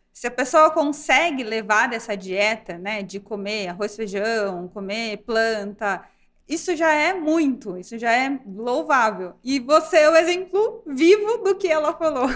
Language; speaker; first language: Portuguese; native; Portuguese